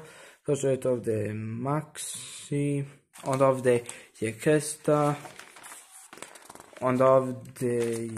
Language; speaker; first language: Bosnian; early bilingual, heritage; Bosnian